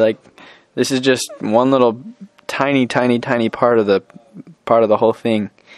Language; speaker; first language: English; native; English